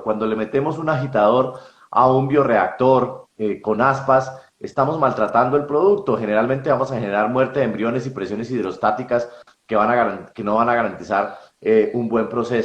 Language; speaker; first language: Spanish; native; Spanish